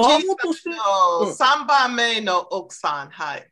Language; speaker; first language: Japanese; non-native, learner; English